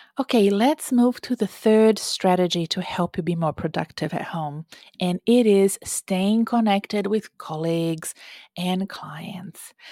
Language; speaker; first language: English; non-native, fluent; Portuguese